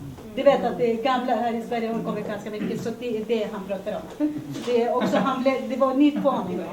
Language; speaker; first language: Swedish; early bilingual, other home language; Spanish